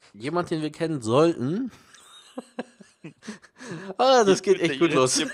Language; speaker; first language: German; native; German